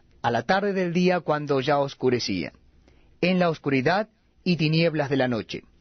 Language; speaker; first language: Spanish; native; Spanish